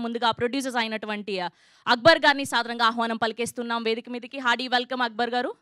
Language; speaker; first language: Telugu; native; Telugu